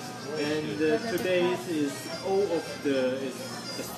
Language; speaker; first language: English; non-native, learner; Chinese